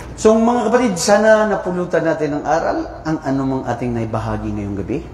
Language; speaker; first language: Filipino; non-native, local second language; Maranao